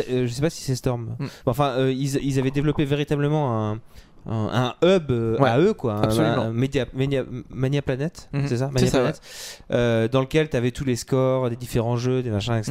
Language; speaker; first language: French; native; French